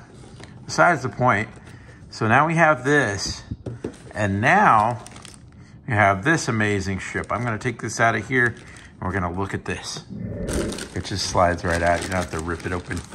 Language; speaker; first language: English; native; English